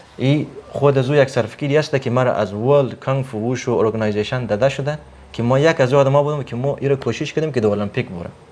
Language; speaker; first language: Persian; native; Persian